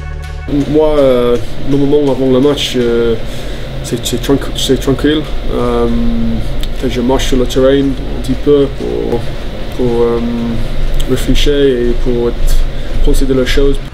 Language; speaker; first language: French; non-native, fluent; English